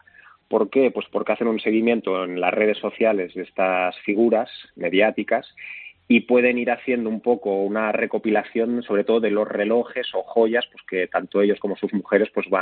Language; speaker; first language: Spanish; native; Spanish